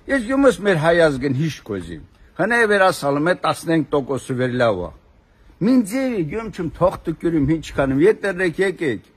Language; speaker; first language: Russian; non-native, local second language; Armenian